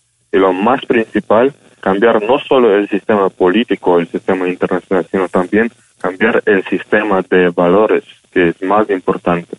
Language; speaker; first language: Spanish; non-native, fluent; Ukrainian